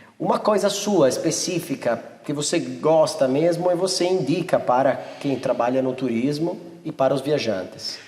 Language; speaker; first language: Portuguese; non-native, fluent; Italian